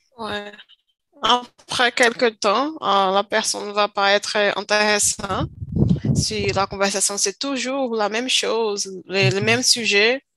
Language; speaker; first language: French; non-native, learner; Portuguese